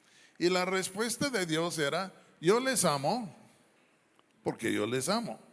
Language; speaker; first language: Spanish; non-native, fluent; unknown